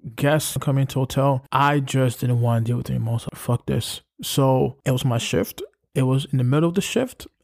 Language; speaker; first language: English; native; English